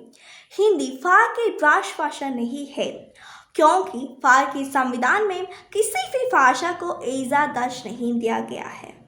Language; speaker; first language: Hindi; non-native, local second language; Malayalam